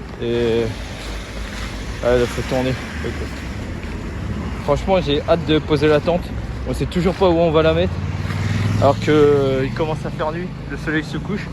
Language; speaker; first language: French; native; French